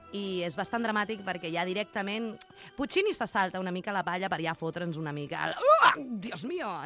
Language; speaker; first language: Catalan; early bilingual, other home language; Spanish